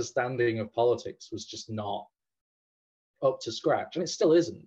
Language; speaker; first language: English; native; English